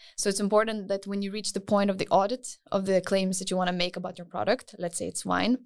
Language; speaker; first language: English; non-native, fluent; Lithuanian